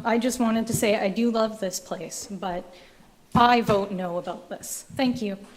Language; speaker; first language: English; native; English